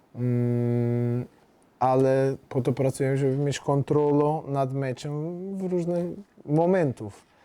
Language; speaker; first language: Polish; non-native, fluent; Portuguese